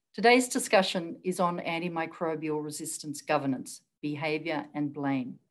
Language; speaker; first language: English; native; English